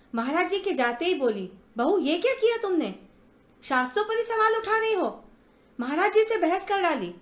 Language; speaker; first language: Hindi; native; Hindi